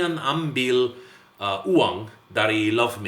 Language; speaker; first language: Indonesian; non-native, learner; English